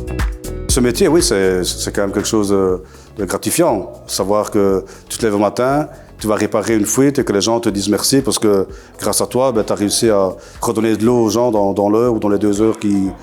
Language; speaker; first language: French; native; French